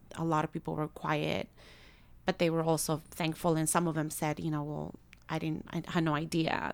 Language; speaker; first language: English; early bilingual, other home language; Spanish